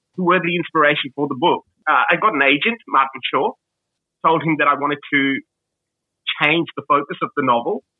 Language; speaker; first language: English; early bilingual, other home language; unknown